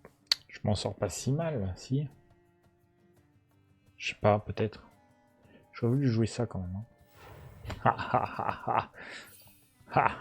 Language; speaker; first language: French; native; French